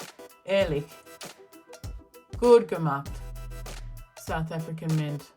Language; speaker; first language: German; non-native, learner; English